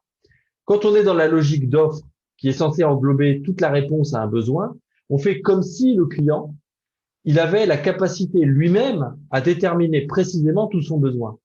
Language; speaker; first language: French; native; French